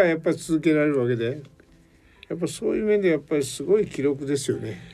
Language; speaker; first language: Japanese; native; Japanese